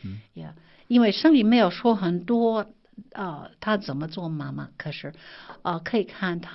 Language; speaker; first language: Chinese; non-native, fluent; English